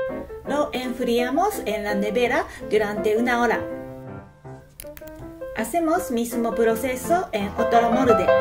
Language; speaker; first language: Spanish; non-native, learner; Japanese